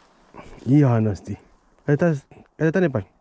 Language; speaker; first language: Finnish; non-native, learner; Malay